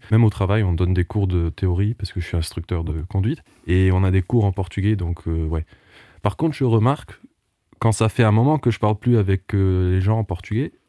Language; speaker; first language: French; non-native, local second language; Portuguese